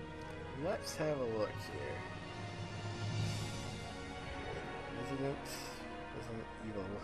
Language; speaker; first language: English; native; English